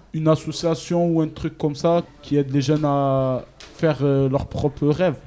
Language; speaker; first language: French; native; French